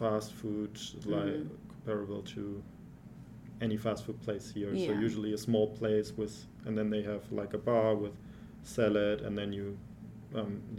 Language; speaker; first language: English; non-native, fluent; German